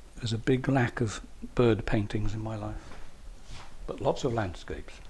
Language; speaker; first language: English; native; English